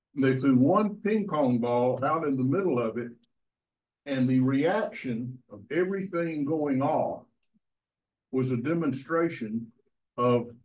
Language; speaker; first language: English; native; English